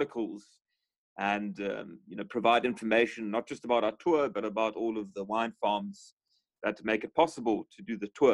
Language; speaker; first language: English; native; English